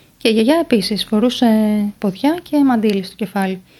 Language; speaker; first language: Greek; native; Greek